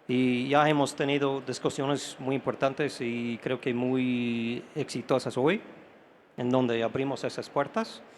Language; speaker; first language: Spanish; non-native, fluent; English